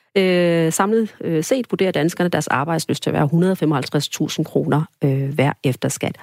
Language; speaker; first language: Danish; early bilingual, other home language; Tamil